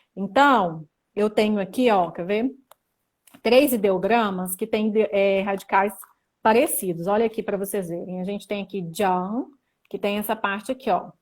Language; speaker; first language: Portuguese; native; Portuguese